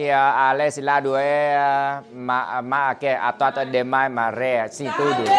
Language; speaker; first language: Portuguese; non-native, learner; Vietnamese